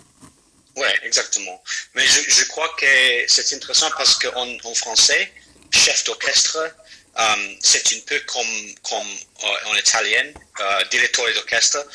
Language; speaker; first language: French; non-native, fluent; English